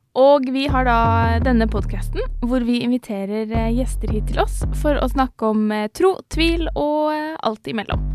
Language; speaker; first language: Norwegian; early bilingual, other home language; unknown